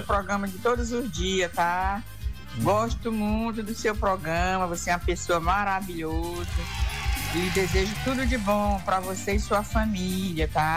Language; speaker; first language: Portuguese; native; Portuguese